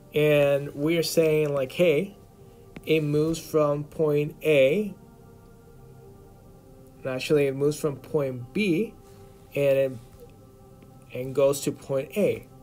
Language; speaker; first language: English; native; English